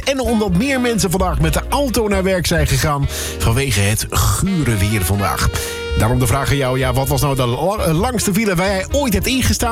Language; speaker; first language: Dutch; native; Dutch